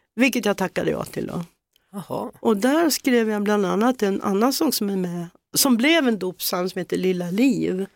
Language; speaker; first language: Swedish; native; Swedish